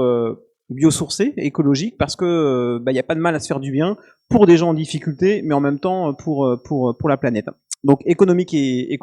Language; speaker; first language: French; native; French